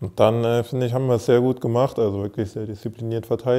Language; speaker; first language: German; native; German